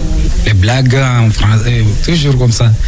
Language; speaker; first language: French; non-native, learner; Comorian